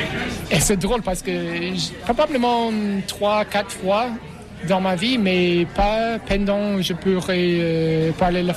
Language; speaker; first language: French; non-native, learner; English